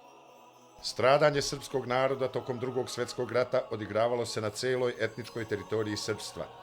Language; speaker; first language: Bosnian; native; Bosnian